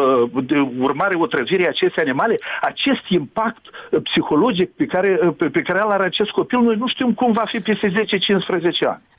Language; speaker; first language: Romanian; native; Romanian